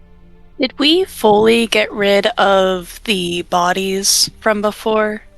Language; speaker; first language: English; native; English